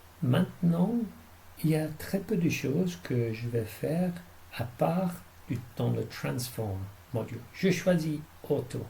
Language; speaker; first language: French; non-native, fluent; English